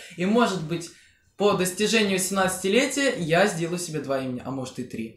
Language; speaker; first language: Russian; native; Russian